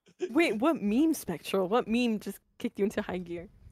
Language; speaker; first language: English; early bilingual, other home language; Spanish